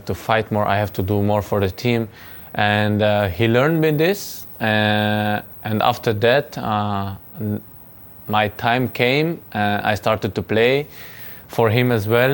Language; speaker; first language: English; non-native, fluent; Hungarian